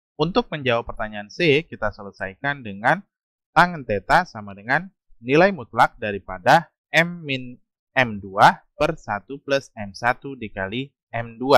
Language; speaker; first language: Indonesian; native; Indonesian